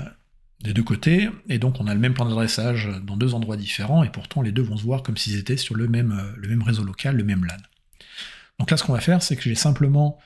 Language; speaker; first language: French; native; French